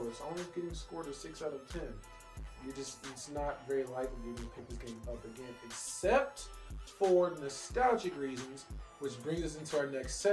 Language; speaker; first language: English; native; English